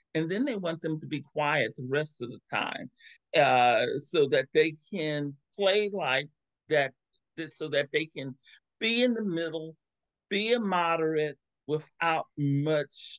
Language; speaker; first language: English; native; English